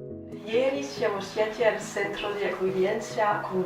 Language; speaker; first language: Italian; non-native, fluent; Spanish